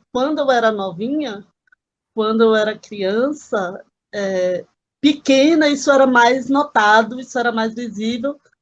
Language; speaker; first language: Portuguese; native; Portuguese